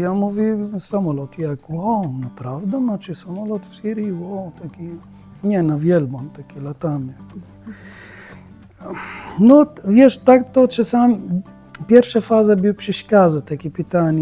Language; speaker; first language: Polish; non-native, learner; Arabic